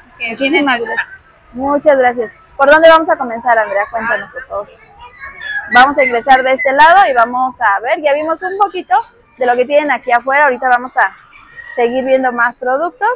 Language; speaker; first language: Spanish; native; Spanish